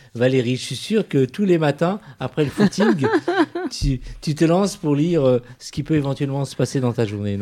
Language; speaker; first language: French; native; French